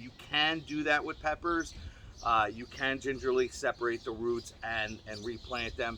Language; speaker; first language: English; native; English